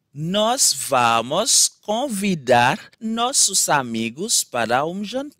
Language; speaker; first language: Portuguese; non-native, fluent; Haitian Creole